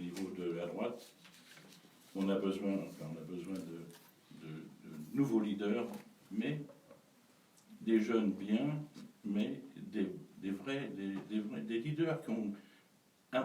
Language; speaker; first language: French; native; French